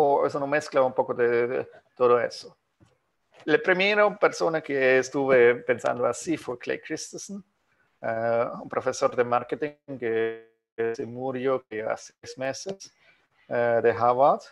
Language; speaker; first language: Spanish; non-native, fluent; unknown